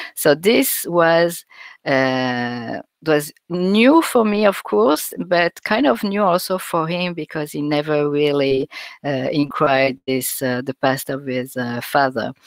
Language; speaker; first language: English; non-native, fluent; French